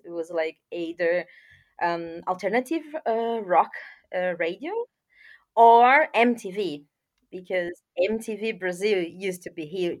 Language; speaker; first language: English; non-native, fluent; Portuguese